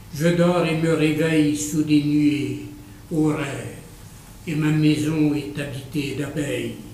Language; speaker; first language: French; non-native, local second language; Arabic